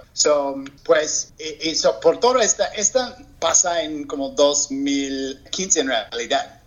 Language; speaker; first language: Spanish; non-native, learner; English